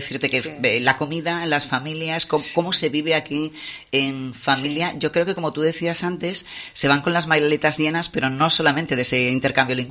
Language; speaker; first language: Spanish; native; Spanish